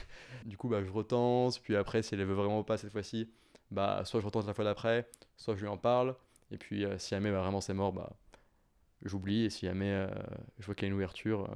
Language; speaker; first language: French; native; French